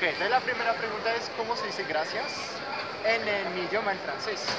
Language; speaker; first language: Spanish; non-native, fluent; French